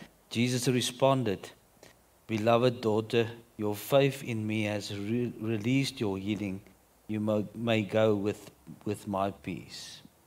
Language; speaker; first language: English; non-native, local second language; Afrikaans